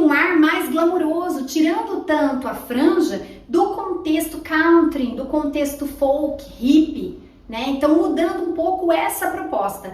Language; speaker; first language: Portuguese; native; Portuguese